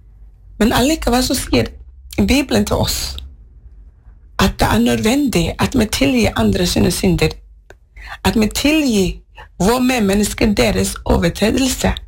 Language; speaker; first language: Norwegian; non-native, fluent; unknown